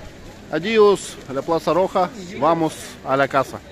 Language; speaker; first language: Spanish; non-native, learner; Russian